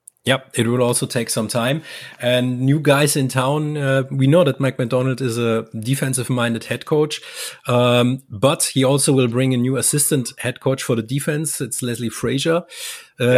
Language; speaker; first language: English; non-native, fluent; German